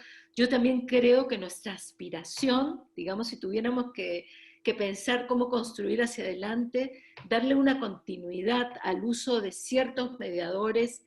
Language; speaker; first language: Spanish; native; Spanish